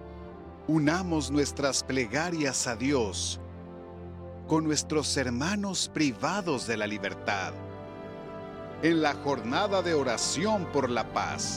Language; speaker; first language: Spanish; native; Spanish